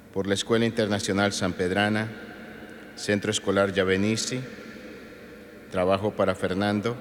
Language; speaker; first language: Spanish; native; Spanish